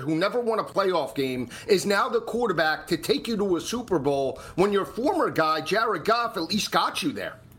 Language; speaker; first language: English; native; English